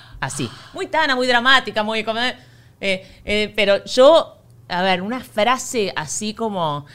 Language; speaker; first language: Spanish; native; Spanish